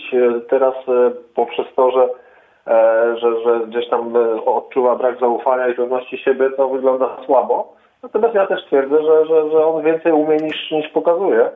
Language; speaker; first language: Polish; native; Polish